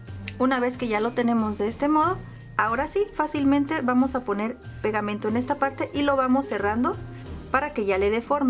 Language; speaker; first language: Spanish; native; Spanish